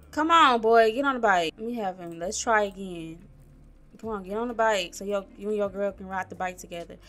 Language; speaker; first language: English; native; English